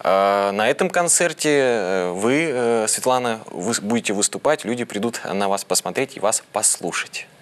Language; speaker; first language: Russian; native; Russian